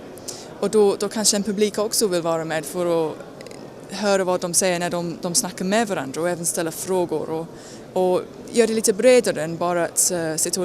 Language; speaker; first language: Swedish; non-native, fluent; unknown